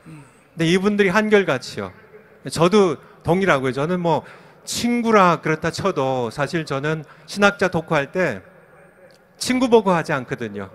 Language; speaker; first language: Korean; native; Korean